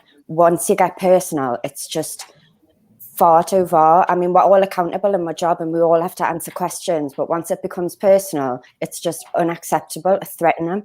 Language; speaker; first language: English; native; English